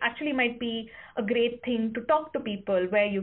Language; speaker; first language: English; non-native, local second language; Kannada